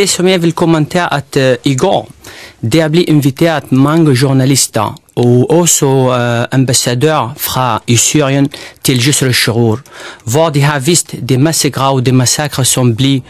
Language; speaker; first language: Danish; non-native, fluent; Arabic